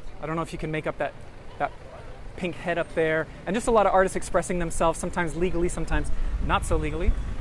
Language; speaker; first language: English; native; English